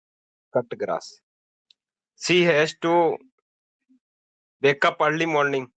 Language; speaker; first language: English; non-native, learner; Hindi